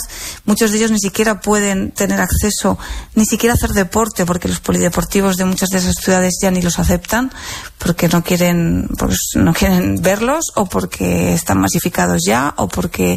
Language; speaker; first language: Spanish; native; Spanish